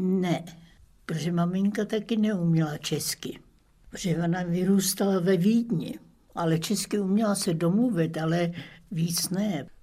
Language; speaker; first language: Czech; early bilingual, other home language; German